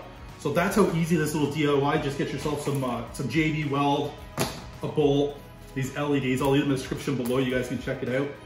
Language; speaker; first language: English; native; English